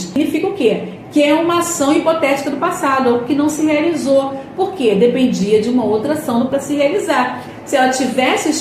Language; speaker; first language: Portuguese; native; Portuguese